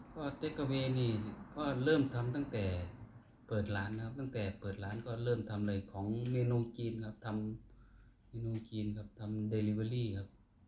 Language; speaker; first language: Thai; native; Thai